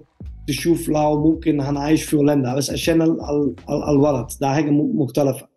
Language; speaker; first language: Arabic; non-native, learner; Dutch